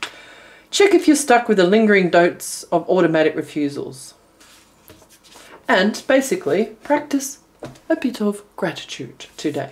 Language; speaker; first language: English; native; English